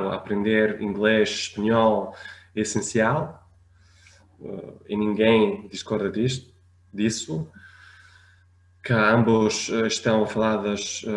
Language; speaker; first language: Portuguese; non-native, fluent; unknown